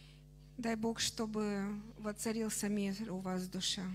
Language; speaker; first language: Russian; non-native, fluent; Romanian